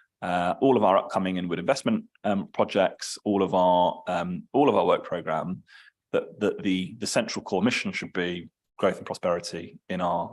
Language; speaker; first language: English; native; English